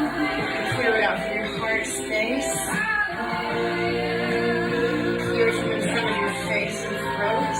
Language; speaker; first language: English; native; English